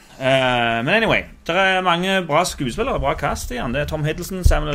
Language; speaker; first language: Norwegian; native; Norwegian